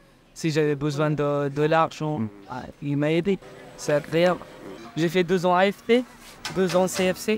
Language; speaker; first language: French; non-native, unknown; Persian